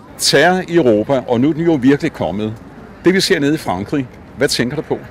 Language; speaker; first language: Danish; native; Danish